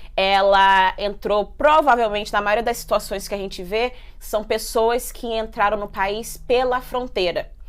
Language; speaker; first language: Portuguese; native; Portuguese